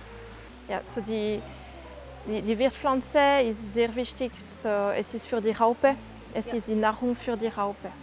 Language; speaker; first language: German; non-native, local second language; French